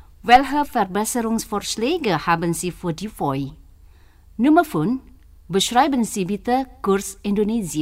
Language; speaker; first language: German; non-native, fluent; Indonesian